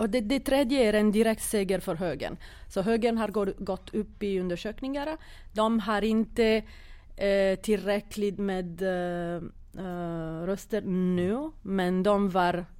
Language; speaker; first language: Swedish; non-native, fluent; Italian